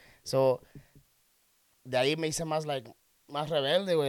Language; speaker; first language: Spanish; early bilingual, heritage; Spanish